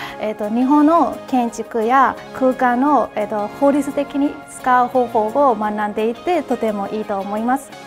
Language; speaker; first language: Japanese; non-native, learner; Burmese